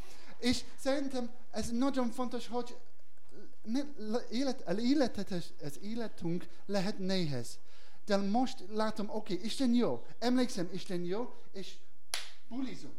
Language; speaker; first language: Hungarian; non-native, learner; English